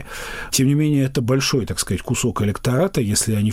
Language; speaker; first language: Russian; native; Russian